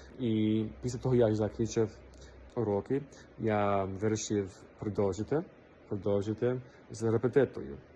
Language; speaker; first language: Ukrainian; non-native, learner; English